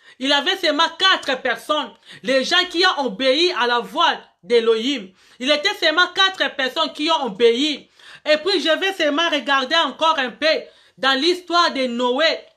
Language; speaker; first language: French; non-native, local second language; Lingala